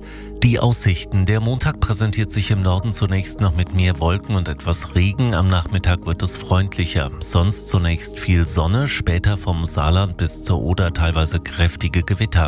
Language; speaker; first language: German; native; German